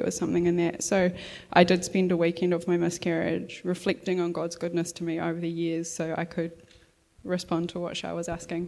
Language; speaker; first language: English; native; English